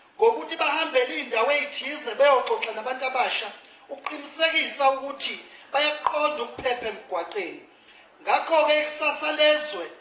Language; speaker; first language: Zulu; native; Zulu